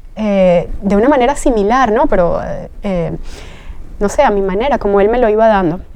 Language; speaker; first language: Spanish; native; Spanish